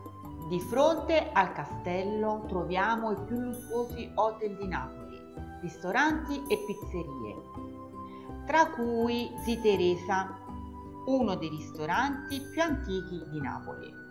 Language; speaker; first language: Italian; native; Italian